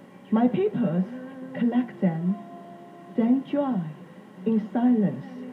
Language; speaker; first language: English; non-native, fluent; Chinese